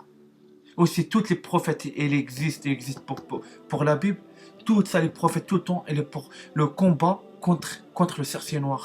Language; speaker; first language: French; non-native, learner; Arabic